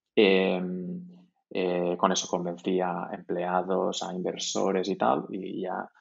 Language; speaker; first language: Spanish; native; Spanish